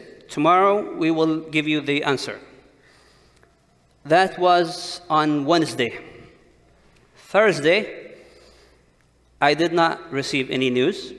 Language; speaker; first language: English; non-native, fluent; Arabic